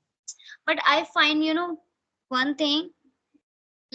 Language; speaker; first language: English; non-native, fluent; Hindi